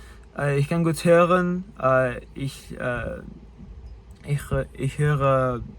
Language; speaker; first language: German; non-native, learner; English